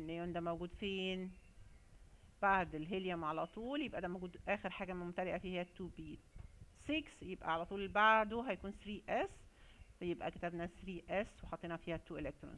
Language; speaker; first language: Arabic; native; Arabic